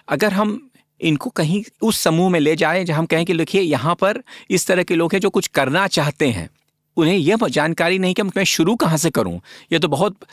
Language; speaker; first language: Hindi; native; Hindi